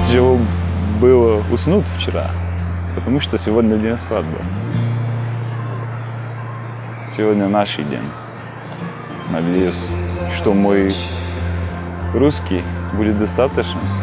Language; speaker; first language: Russian; non-native, learner; Bulgarian